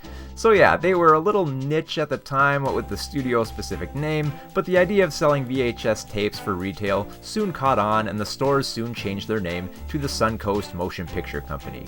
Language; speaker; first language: English; native; English